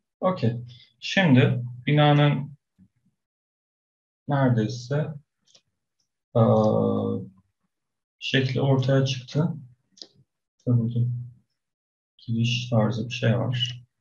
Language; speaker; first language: Turkish; non-native, fluent; Persian